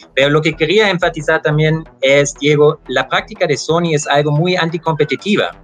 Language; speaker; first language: Spanish; non-native, fluent; German